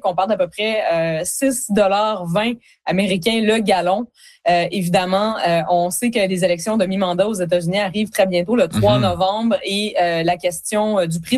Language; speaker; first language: French; native; French